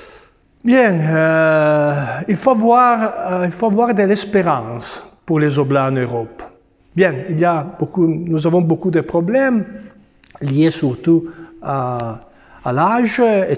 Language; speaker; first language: French; non-native, fluent; Italian